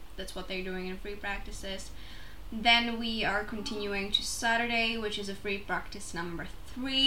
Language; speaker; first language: English; non-native, fluent; Czech